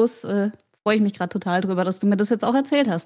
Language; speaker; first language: German; native; German